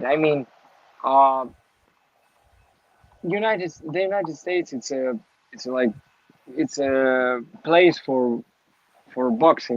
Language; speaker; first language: English; non-native, learner; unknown